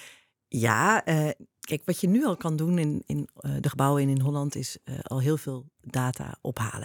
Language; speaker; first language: Dutch; native; Dutch